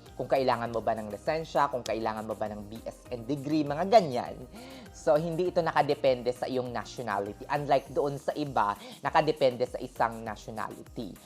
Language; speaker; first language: Filipino; native; Filipino